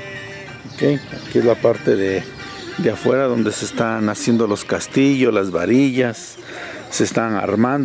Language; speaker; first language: Spanish; native; Spanish